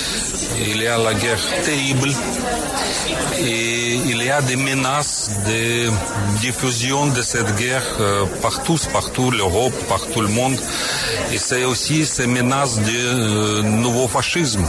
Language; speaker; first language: French; non-native, fluent; Ukrainian